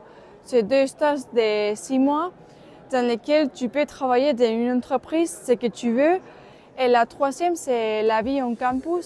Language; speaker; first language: French; non-native, learner; Spanish